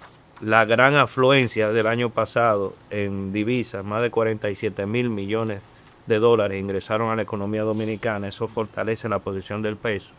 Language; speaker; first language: Spanish; native; Spanish